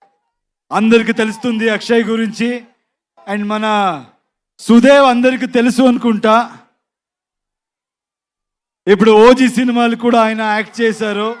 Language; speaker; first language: Telugu; non-native, local second language; Kannada